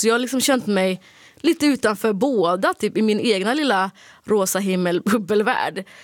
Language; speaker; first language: Swedish; early bilingual, other home language; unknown